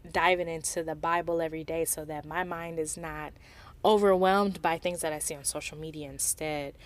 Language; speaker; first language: English; native; English